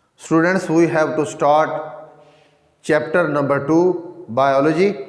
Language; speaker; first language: English; non-native, local second language; Urdu